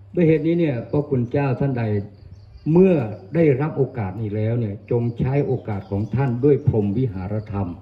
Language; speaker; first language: Thai; non-native, local second language; Northern Khmer